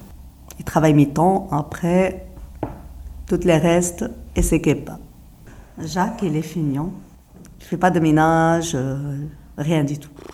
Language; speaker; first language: French; non-native, learner; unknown